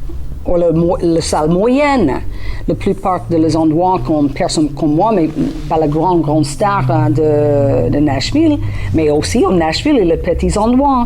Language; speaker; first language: French; non-native, learner; English